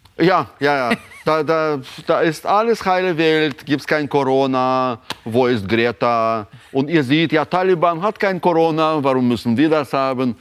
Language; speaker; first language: German; non-native, fluent; Russian